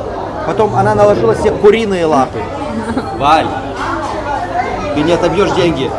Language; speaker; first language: Russian; native; Russian